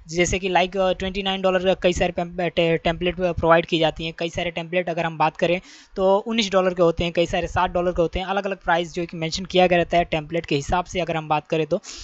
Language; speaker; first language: Hindi; native; Hindi